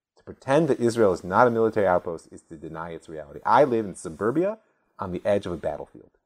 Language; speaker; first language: English; native; English